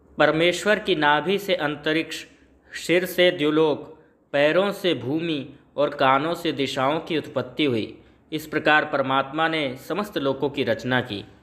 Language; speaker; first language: Hindi; native; Hindi